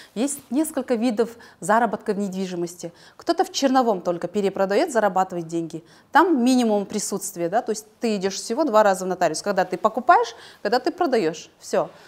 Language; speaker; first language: Russian; non-native, local second language; Kazakh